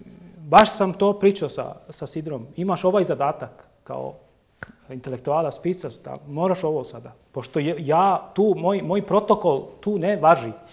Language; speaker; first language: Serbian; non-native, local second language; Turkish